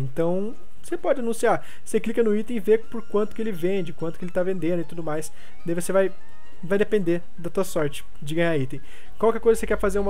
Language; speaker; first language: Portuguese; native; Portuguese